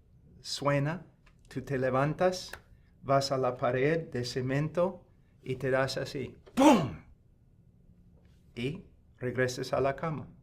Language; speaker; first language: Spanish; non-native, fluent; English